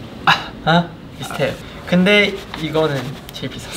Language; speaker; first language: Korean; non-native, fluent; Chinese